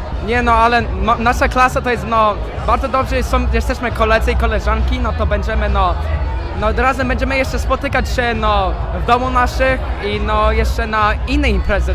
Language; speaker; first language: Polish; early bilingual, heritage; Polish